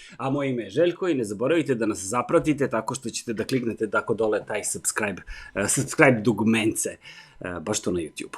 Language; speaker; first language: Serbian; native; Serbian